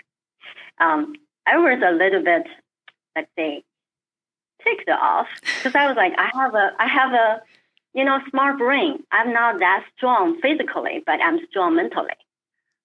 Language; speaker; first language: English; non-native, fluent; Chinese